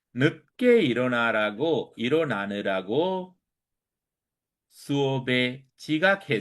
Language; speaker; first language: Korean; non-native, fluent; Sinhala